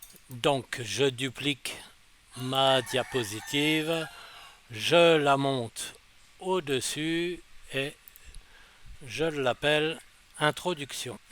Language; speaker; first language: French; native; French